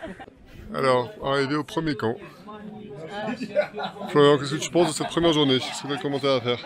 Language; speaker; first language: French; native; French